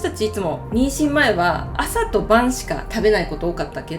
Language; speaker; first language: Japanese; native; Japanese